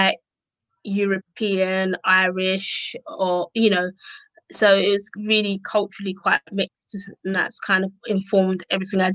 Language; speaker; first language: English; native; English